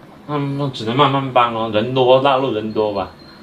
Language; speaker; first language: Chinese; native; Chinese